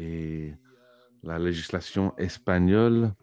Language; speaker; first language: French; non-native, fluent; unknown